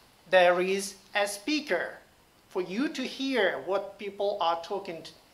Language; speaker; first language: English; non-native, fluent; Ukrainian